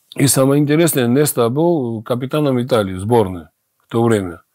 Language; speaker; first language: Russian; non-native, fluent; Georgian